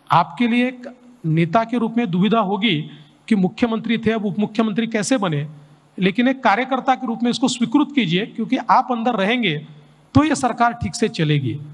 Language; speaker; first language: Hindi; non-native, local second language; Marathi